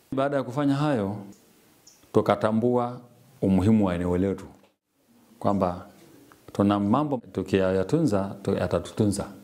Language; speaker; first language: Swahili; non-native, local second language; Masai